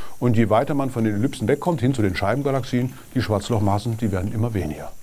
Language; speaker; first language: German; native; German